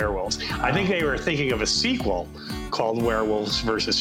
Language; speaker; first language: English; native; English